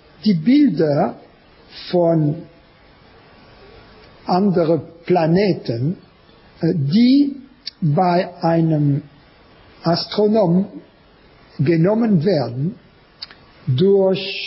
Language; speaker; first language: German; non-native, learner; French